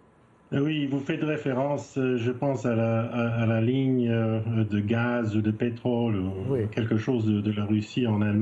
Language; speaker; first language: French; non-native, fluent; English